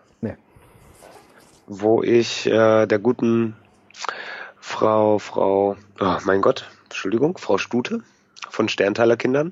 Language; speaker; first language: German; native; German